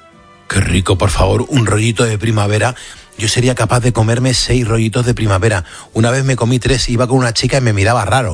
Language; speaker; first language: Spanish; native; Spanish